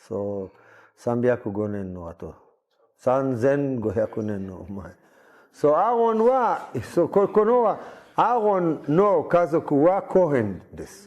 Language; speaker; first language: Japanese; non-native, learner; Hebrew